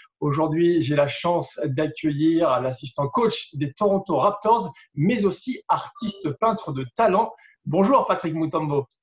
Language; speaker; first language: French; native; French